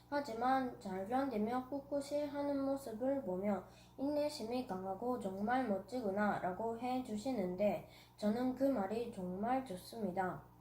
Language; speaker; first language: Korean; early bilingual, heritage; Korean